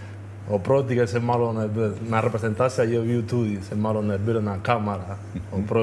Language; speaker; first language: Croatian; non-native, learner; Spanish